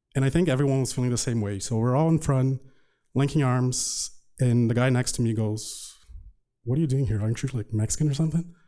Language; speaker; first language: English; non-native, fluent; Portuguese